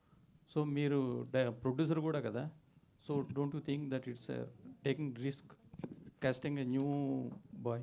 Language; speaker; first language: Telugu; native; Telugu